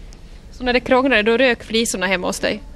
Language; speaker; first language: Swedish; native; Swedish